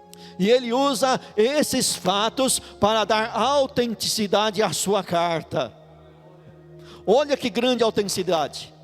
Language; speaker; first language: Portuguese; native; Portuguese